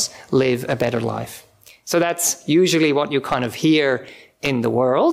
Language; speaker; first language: English; non-native, fluent; German